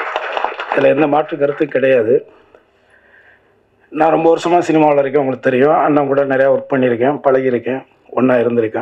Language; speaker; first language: Tamil; native; Tamil